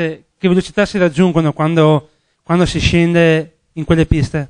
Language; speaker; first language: Italian; native; Italian